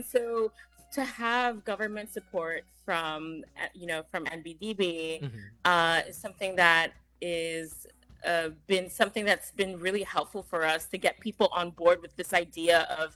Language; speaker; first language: English; non-native, local second language; Hiligaynon